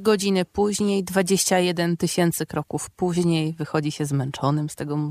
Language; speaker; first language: Polish; native; Polish